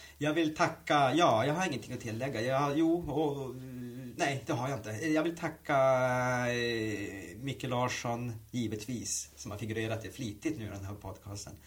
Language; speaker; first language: Swedish; native; Swedish